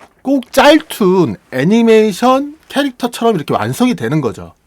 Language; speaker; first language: Korean; native; Korean